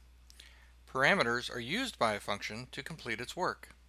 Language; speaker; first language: English; native; English